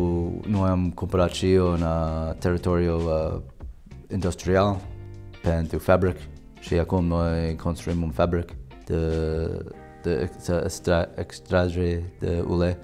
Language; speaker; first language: Romanian; non-native, learner; English